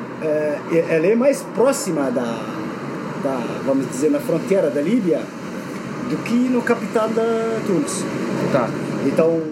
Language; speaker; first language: Portuguese; non-native, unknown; Arabic